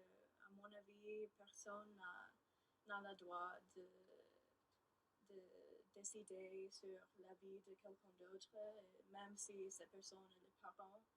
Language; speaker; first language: French; non-native, learner; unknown